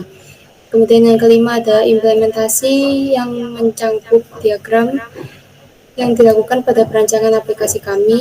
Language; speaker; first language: Indonesian; native; Indonesian